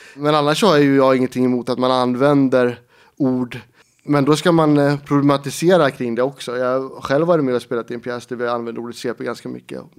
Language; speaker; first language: Swedish; native; Swedish